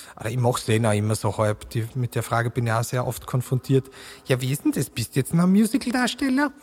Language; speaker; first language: German; native; German